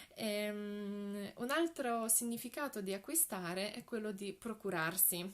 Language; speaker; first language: Italian; non-native, fluent; Polish